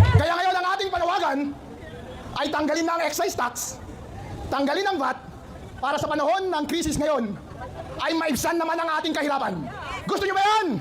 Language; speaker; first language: Filipino; non-native, local second language; Iloko